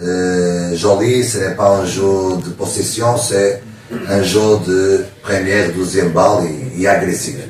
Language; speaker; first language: French; non-native, learner; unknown